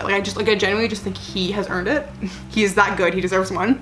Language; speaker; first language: English; native; English